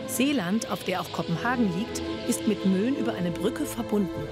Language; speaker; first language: German; native; German